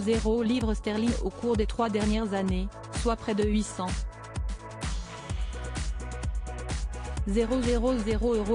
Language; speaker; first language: French; native; French